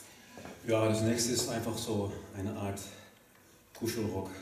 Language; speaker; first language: German; native; German